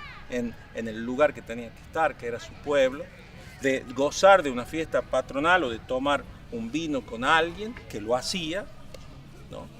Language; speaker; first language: Spanish; native; Spanish